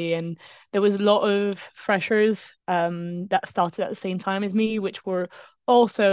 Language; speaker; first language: English; non-native, fluent; French